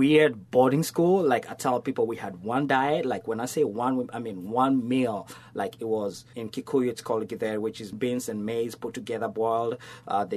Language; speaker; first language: English; non-native, local second language; Kikuyu